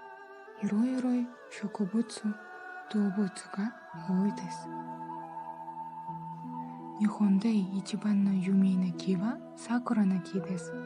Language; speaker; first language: Japanese; non-native, learner; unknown